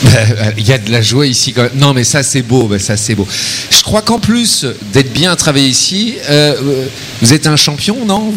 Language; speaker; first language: French; native; French